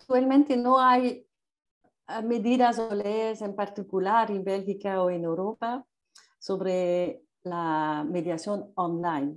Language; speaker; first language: Spanish; non-native, learner; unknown